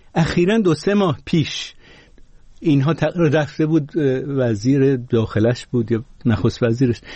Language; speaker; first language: Persian; non-native, local second language; Azerbaijani